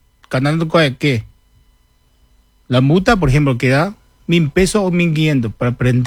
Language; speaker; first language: Spanish; non-native, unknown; Chinese